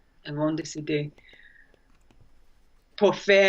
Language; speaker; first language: French; non-native, learner; English